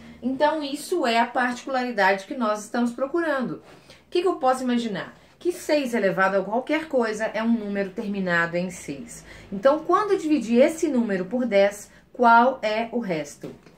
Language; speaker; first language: Portuguese; native; Portuguese